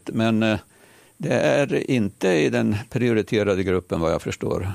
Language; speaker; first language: Swedish; native; Swedish